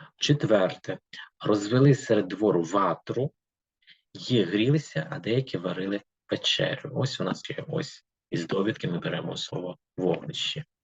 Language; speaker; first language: Ukrainian; native; Ukrainian